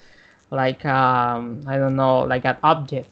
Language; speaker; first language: English; non-native, learner; Spanish